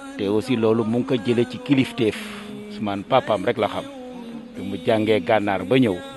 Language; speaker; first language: Wolof; native; Wolof